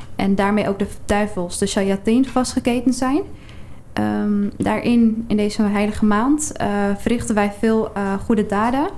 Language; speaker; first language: Dutch; early bilingual, other home language; Arabic